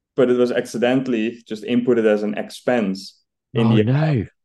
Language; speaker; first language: English; non-native, fluent; Dutch